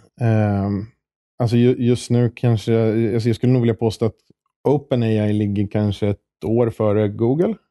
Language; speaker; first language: Swedish; native; Swedish